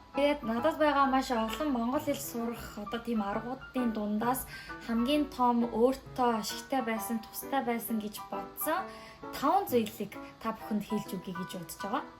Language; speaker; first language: Mongolian; non-native, fluent; Korean